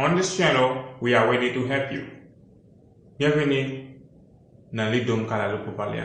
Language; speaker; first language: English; non-native, learner; Haitian Creole